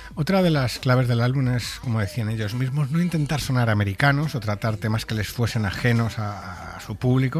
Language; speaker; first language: Spanish; native; Spanish